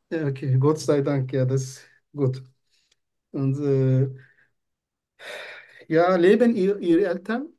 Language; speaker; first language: German; non-native, fluent; Turkish